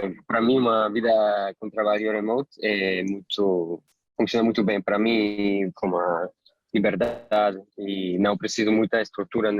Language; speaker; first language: Portuguese; non-native, fluent; German